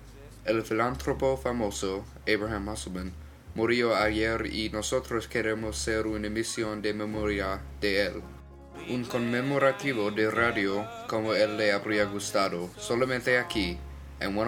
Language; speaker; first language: Spanish; non-native, learner; English